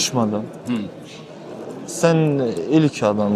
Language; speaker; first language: Turkish; non-native, learner; Azerbaijani